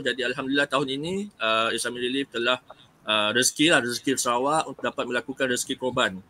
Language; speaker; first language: Malay; native; Malay